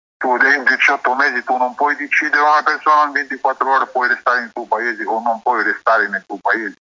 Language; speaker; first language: Italian; non-native, learner; Arabic